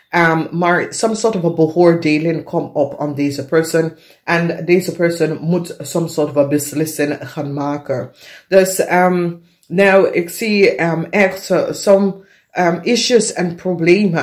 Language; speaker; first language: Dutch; non-native, learner; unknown